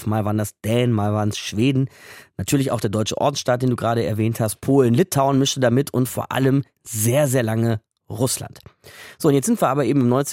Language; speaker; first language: German; native; German